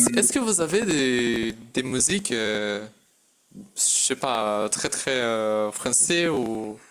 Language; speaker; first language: French; non-native, fluent; Portuguese